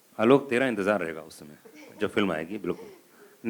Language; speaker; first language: Hindi; native; Hindi